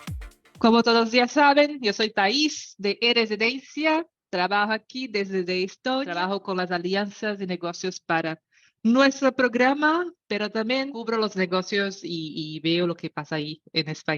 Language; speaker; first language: Spanish; non-native, learner; Portuguese